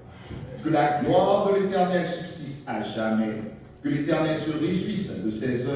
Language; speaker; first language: French; non-native, local second language; Haitian Creole